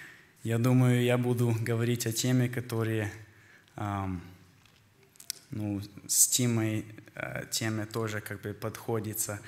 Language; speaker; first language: Russian; early bilingual, heritage; Russian